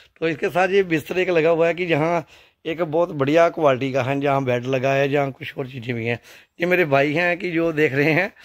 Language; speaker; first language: Hindi; non-native, local second language; Punjabi